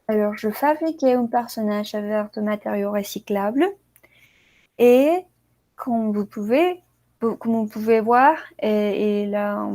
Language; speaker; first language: French; non-native, learner; Spanish